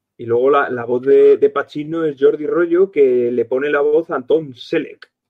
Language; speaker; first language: Spanish; native; Spanish